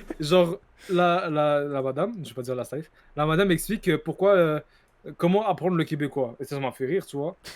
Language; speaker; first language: French; native; French